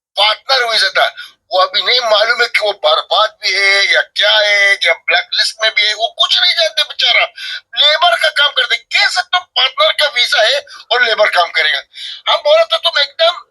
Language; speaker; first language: Hindi; non-native, learner; Arabic